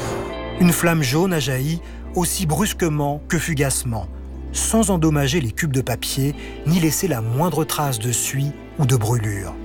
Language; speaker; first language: French; native; French